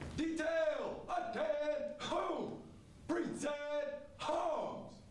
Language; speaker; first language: English; native; English